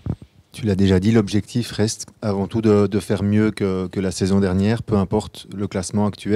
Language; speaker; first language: French; native; French